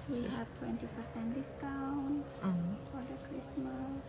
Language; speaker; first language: English; non-native, learner; Indonesian